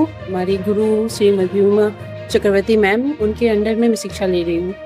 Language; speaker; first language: Hindi; non-native, local second language; Bangla